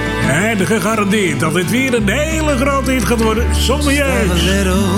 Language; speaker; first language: Dutch; native; Dutch